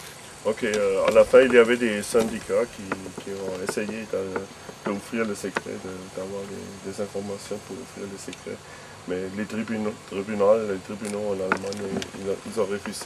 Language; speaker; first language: French; non-native, fluent; German